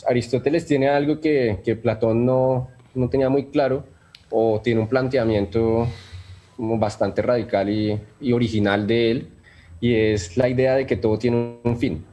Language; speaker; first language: Spanish; native; Spanish